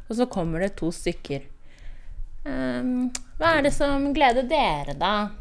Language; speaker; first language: Norwegian; early bilingual, other home language; Kurdish